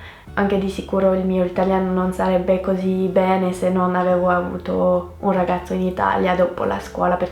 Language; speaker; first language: Italian; non-native, fluent; French